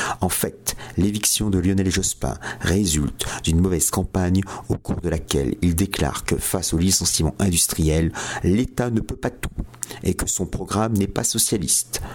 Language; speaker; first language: French; native; French